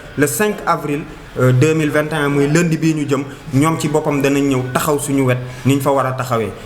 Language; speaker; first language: Wolof; native; Wolof